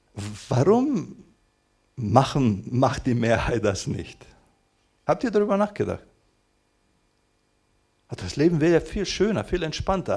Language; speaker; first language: German; non-native, fluent; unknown